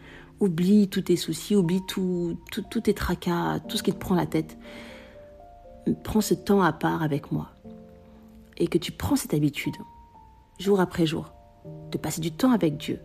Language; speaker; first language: French; native; French